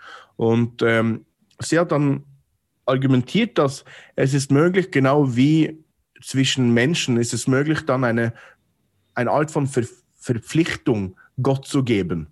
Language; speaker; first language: German; non-native, fluent; English